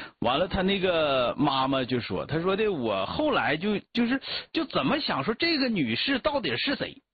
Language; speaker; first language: Chinese; native; Chinese